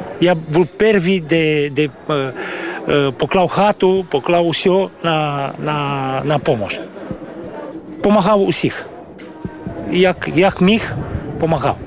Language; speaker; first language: Ukrainian; early bilingual, heritage; Ukrainian